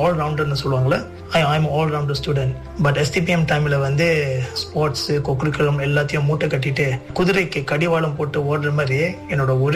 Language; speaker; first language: Tamil; early bilingual, heritage; Tamil